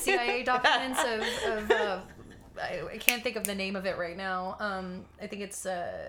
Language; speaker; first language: English; native; English